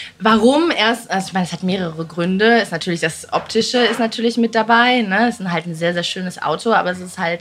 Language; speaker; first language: German; early bilingual, other home language; Italian